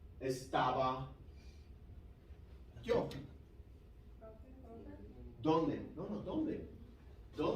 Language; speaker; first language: Spanish; non-native, fluent; English